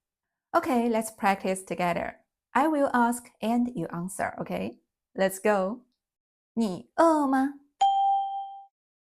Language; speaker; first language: English; non-native, fluent; Chinese